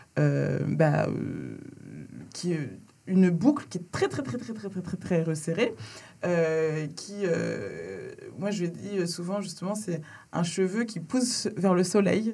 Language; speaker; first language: French; early bilingual, other home language; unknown